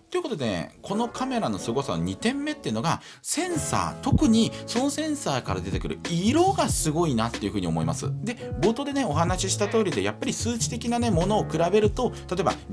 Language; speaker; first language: Japanese; native; Japanese